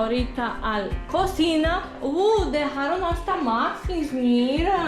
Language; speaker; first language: Spanish; non-native, fluent; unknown